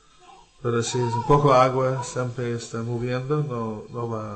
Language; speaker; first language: Spanish; non-native, learner; English